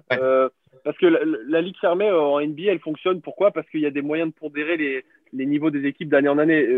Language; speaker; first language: French; native; French